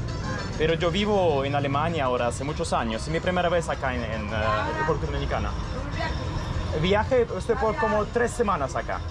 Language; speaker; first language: Spanish; non-native, fluent; Russian